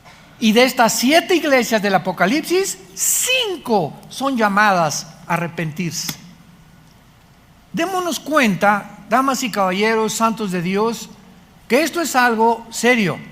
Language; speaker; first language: Spanish; native; Spanish